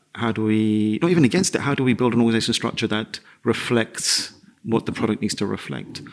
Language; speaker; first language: English; native; English